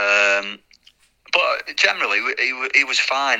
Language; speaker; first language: English; native; English